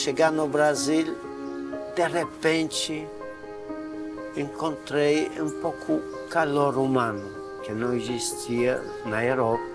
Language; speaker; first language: Portuguese; non-native, fluent; Polish